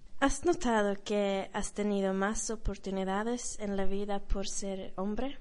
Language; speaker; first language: Spanish; non-native, fluent; Swedish